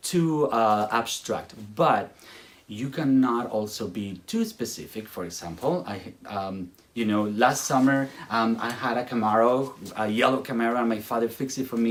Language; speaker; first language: English; non-native, fluent; Spanish